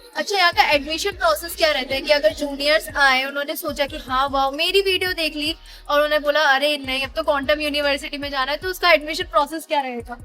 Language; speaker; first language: Hindi; native; Hindi